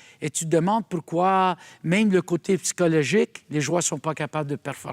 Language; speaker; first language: French; native; French